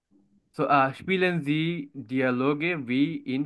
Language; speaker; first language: German; non-native, learner; Bangla